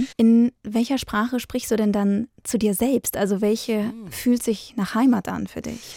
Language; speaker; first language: German; native; German